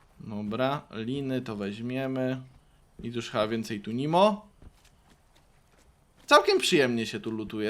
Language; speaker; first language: Polish; native; Polish